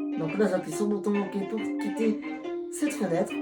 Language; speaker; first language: French; native; French